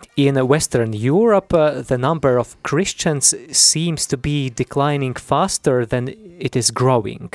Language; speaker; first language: English; non-native, fluent; Latvian